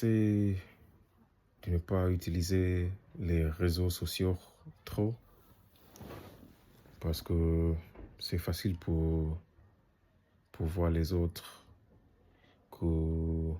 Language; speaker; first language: French; non-native, learner; English